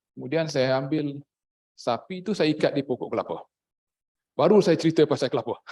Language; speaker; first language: Malay; native; Malay